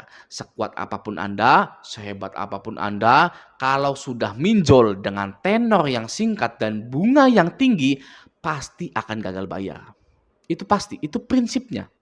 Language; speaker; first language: Indonesian; native; Indonesian